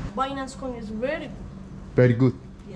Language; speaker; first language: English; non-native, learner; Russian